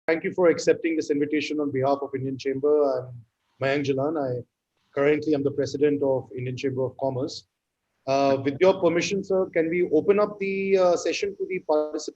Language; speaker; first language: English; non-native, local second language; Hindi